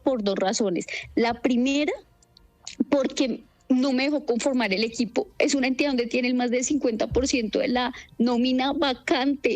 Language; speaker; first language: Spanish; native; Spanish